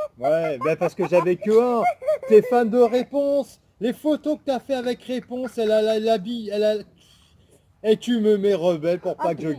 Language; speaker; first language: French; native; French